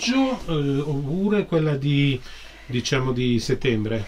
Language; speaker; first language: Italian; native; Italian